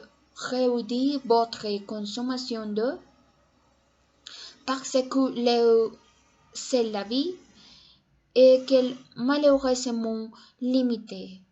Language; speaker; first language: French; non-native, learner; Spanish